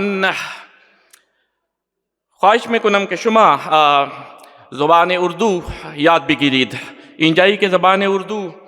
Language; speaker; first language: Persian; non-native, learner; Urdu